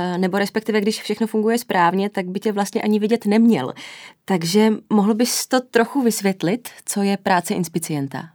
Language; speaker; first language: Czech; native; Czech